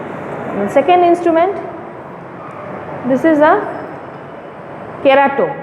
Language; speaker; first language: English; non-native, local second language; Bangla